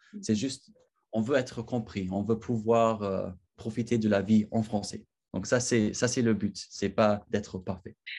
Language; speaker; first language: French; non-native, fluent; English